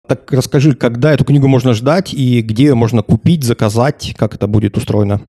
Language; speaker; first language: Russian; native; Russian